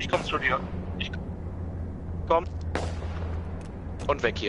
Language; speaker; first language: German; native; German